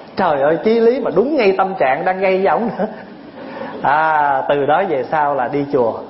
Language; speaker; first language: Vietnamese; early bilingual, other home language; English